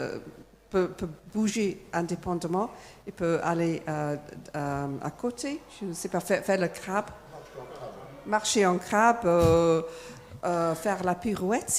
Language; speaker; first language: French; non-native, fluent; English